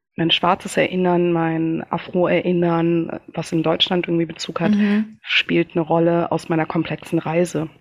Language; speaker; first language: German; early bilingual, other home language; Kinyarwanda